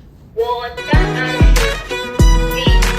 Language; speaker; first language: Chinese; non-native, learner; English